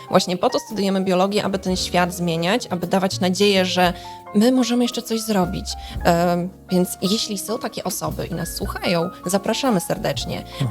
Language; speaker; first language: Polish; native; Polish